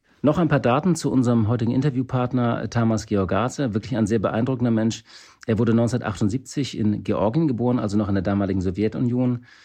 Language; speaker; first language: German; native; German